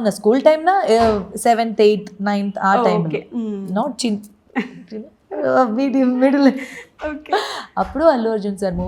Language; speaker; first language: Telugu; non-native, learner; Malayalam